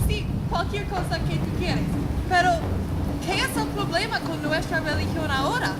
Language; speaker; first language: Spanish; non-native, learner; English